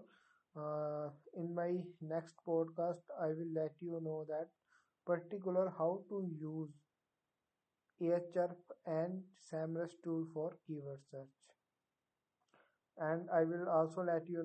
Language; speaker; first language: English; non-native, local second language; Punjabi